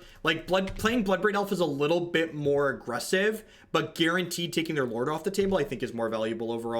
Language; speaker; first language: English; native; English